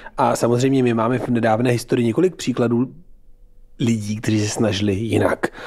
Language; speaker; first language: Czech; early bilingual, heritage; Czech